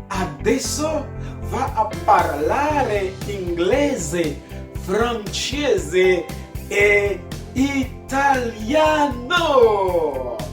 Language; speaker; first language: Italian; non-native, learner; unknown